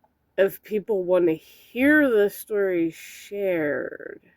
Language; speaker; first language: English; native; English